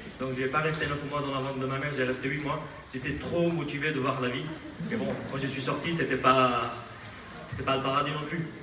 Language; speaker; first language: French; non-native, fluent; Aramaic